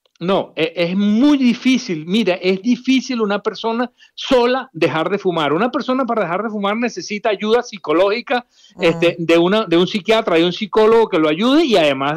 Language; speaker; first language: Spanish; native; Spanish